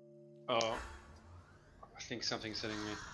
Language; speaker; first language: English; native; English